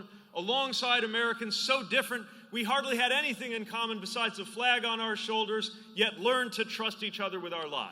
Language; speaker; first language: English; native; English